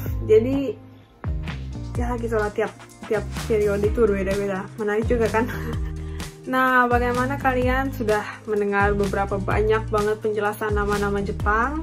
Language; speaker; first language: Indonesian; non-native, fluent; Japanese